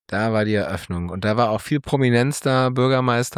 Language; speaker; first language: German; native; German